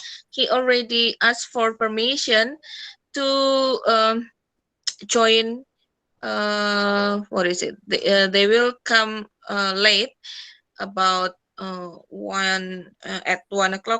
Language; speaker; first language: English; non-native, fluent; Indonesian